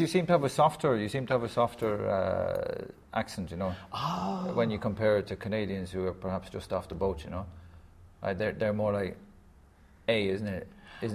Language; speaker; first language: English; native; English